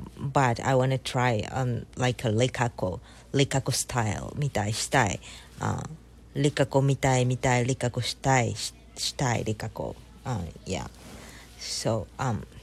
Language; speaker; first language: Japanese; non-native, learner; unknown